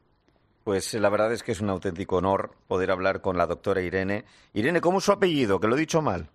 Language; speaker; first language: Spanish; native; Spanish